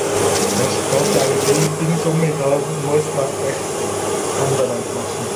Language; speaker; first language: German; native; German